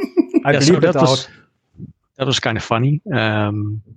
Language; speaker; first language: English; non-native, fluent; Dutch